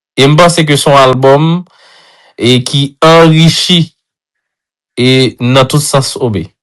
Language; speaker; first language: Haitian Creole; native; Haitian Creole